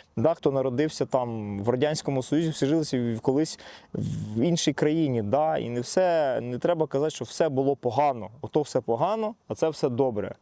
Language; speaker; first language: Ukrainian; non-native, local second language; Russian